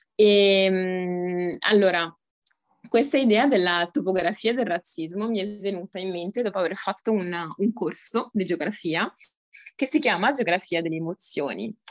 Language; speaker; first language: Italian; early bilingual, other home language; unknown